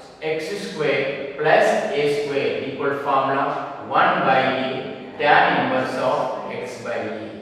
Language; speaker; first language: English; non-native, local second language; Kannada